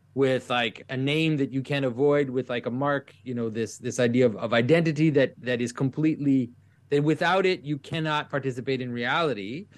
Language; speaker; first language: English; non-native, fluent; French